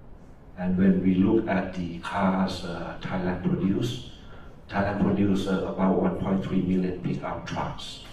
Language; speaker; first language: English; non-native, fluent; Thai